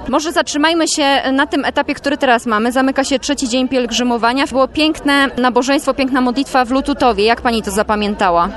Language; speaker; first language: Polish; native; Polish